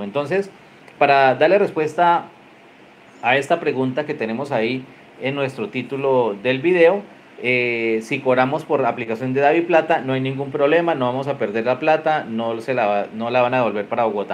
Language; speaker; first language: Spanish; native; Spanish